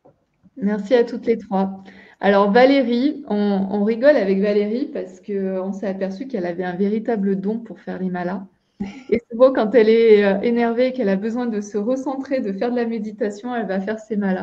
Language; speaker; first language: French; native; French